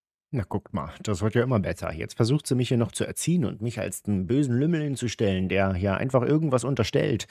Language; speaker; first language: German; native; German